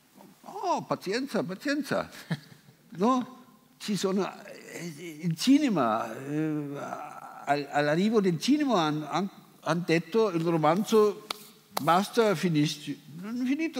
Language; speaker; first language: Italian; non-native, fluent; German